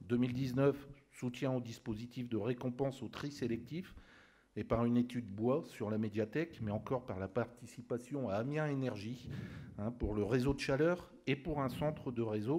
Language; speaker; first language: French; native; French